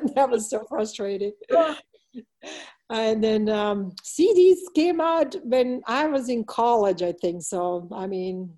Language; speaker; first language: English; non-native, fluent; Serbian